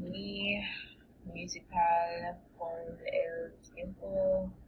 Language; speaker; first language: Spanish; non-native, learner; English